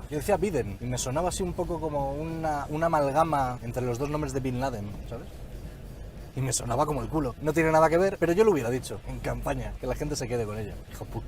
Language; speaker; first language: Spanish; native; Spanish